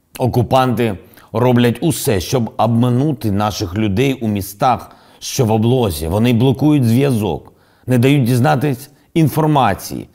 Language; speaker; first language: Ukrainian; non-native, local second language; Russian